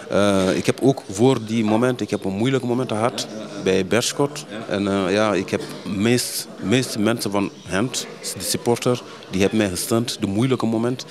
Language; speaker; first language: Dutch; early bilingual, other home language; Wolof